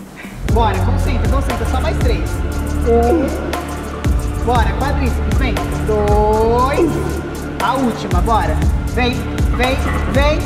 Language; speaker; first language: Portuguese; native; Portuguese